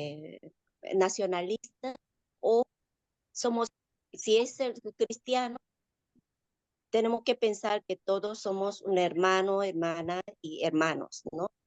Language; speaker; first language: Spanish; non-native, learner; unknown